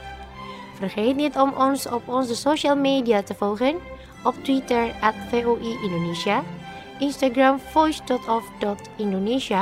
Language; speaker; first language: Dutch; non-native, learner; Indonesian